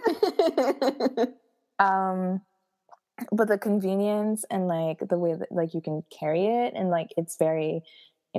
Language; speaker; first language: English; non-native, fluent; Haitian Creole